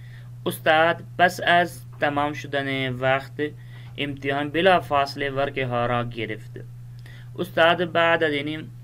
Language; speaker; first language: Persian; non-native, fluent; Urdu